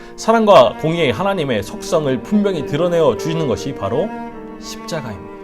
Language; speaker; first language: Korean; native; Korean